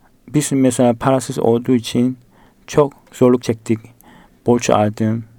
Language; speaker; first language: Turkish; non-native, fluent; Korean